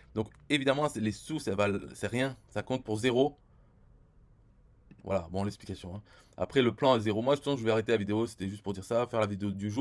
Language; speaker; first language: French; native; French